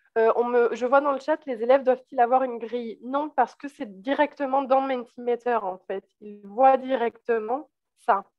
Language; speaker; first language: French; native; French